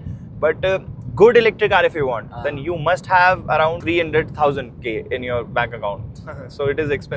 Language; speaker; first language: English; non-native, local second language; Hindi